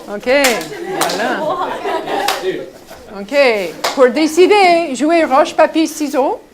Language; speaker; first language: French; non-native, fluent; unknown